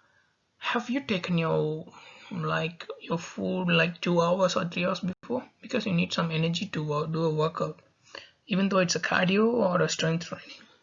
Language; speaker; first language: English; non-native, local second language; Tamil